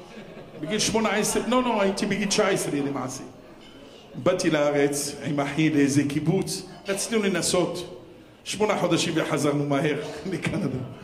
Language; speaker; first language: Hebrew; non-native, fluent; French